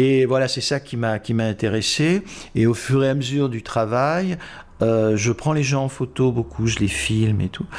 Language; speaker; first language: French; native; French